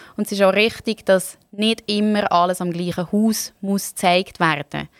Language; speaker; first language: German; native; German